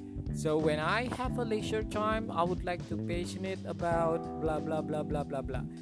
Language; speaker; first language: English; non-native, learner; Indonesian